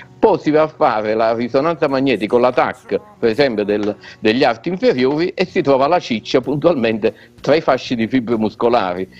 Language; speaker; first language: Italian; native; Italian